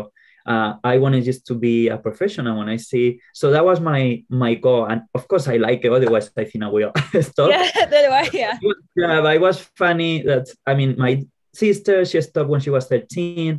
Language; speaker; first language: English; non-native, fluent; Spanish